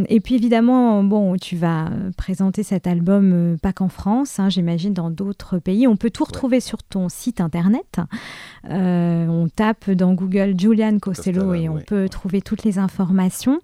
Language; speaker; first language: French; native; French